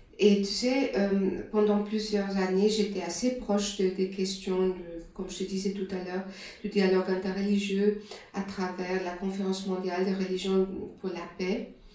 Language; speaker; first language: French; non-native, fluent; German